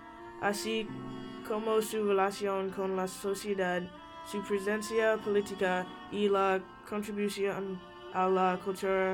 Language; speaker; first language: Spanish; non-native, fluent; English